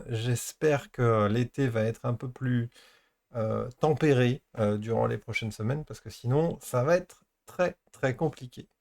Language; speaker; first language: French; native; French